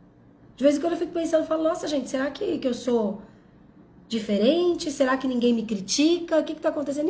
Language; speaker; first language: Portuguese; native; Portuguese